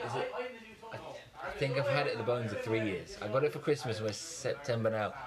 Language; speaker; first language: English; native; English